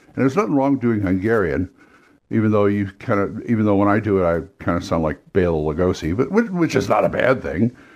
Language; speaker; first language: English; native; English